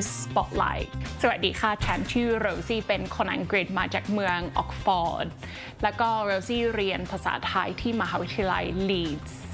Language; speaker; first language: Thai; non-native, fluent; English